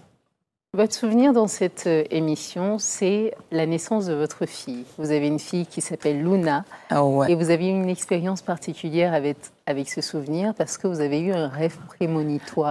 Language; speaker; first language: French; native; French